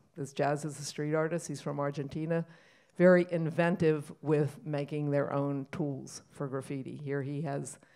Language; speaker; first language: English; native; English